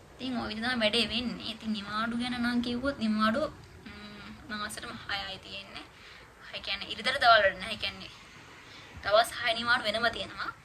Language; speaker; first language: Sinhala; native; Sinhala